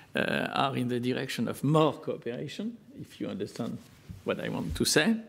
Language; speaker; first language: English; non-native, fluent; French